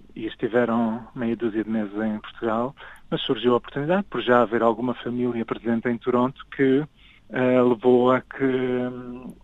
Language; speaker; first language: Portuguese; early bilingual, other home language; English